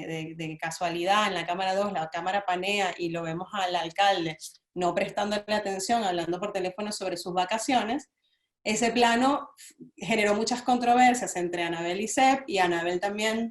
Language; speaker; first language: Spanish; native; Spanish